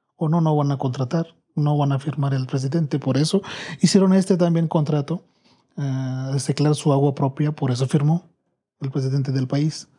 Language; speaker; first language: Spanish; non-native, fluent; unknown